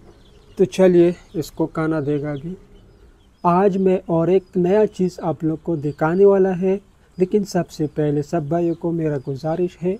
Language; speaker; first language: Hindi; non-native, fluent; Pashto